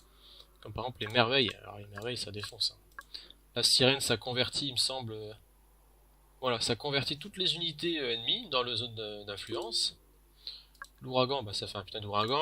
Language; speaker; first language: French; native; French